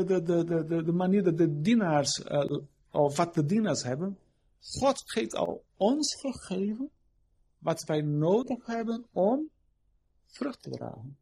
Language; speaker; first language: Dutch; non-native, fluent; Portuguese